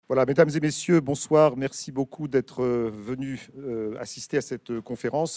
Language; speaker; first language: French; native; French